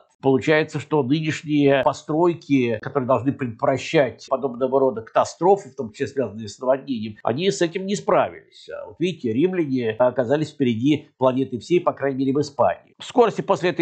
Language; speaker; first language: Russian; native; Russian